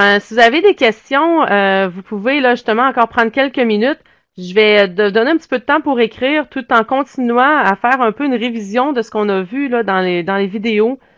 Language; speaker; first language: French; native; French